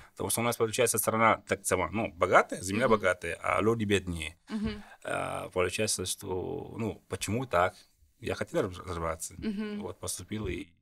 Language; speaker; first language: Russian; non-native, fluent; French